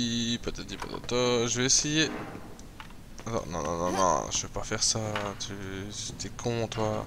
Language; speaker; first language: French; native; French